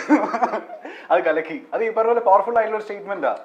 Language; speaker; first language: Malayalam; native; Malayalam